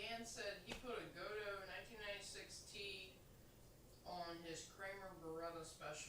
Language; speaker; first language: English; native; English